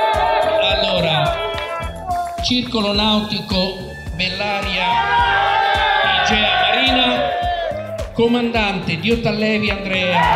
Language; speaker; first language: Italian; native; Italian